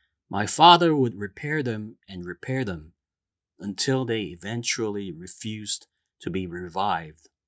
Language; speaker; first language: English; non-native, fluent; Korean